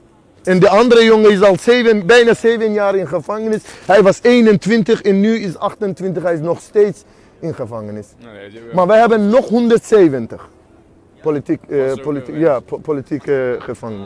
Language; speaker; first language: Dutch; non-native, fluent; Azerbaijani